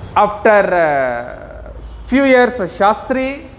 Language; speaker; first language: English; non-native, local second language; Kannada